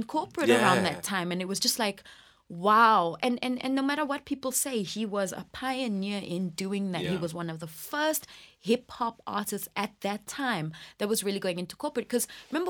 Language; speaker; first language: English; native; English